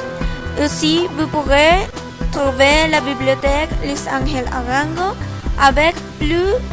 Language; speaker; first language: French; non-native, learner; Spanish